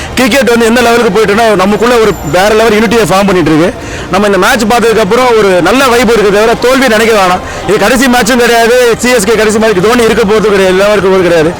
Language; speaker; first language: Tamil; native; Tamil